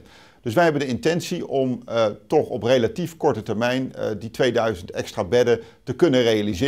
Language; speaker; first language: Dutch; native; Dutch